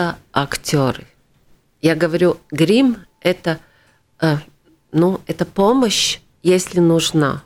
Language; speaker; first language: Russian; non-native, local second language; Latvian